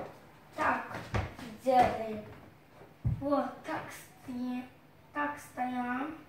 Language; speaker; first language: Russian; non-native, learner; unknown